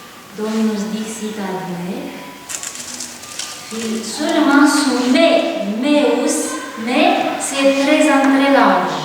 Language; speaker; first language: French; non-native, fluent; Italian